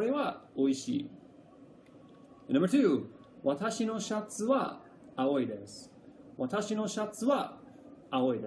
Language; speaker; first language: Japanese; non-native, fluent; English